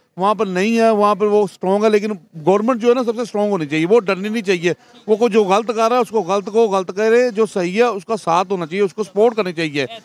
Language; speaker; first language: Urdu; non-native, local second language; Punjabi